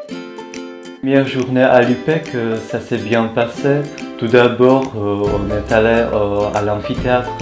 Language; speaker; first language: French; non-native, fluent; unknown